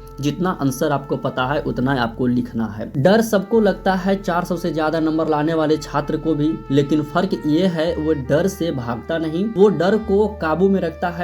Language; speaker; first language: Hindi; native; Hindi